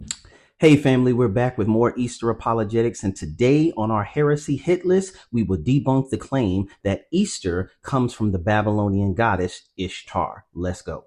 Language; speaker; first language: English; native; English